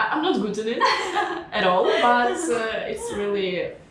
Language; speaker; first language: English; non-native, fluent; Russian